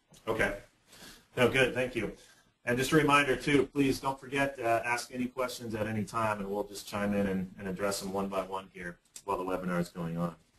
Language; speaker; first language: English; native; English